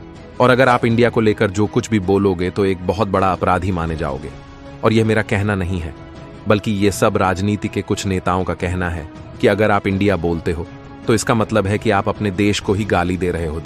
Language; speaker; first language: Hindi; native; Hindi